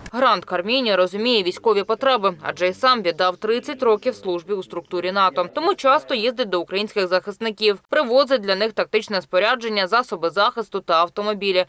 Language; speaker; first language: Ukrainian; native; Ukrainian